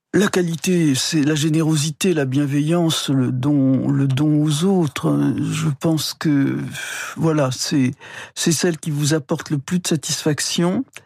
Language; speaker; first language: French; native; French